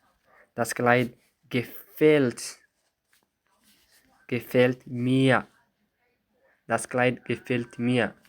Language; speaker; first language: German; non-native, fluent; Somali